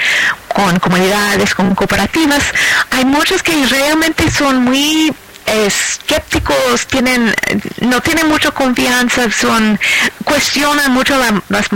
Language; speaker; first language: Spanish; non-native, fluent; English